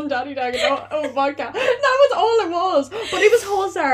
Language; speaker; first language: English; native; English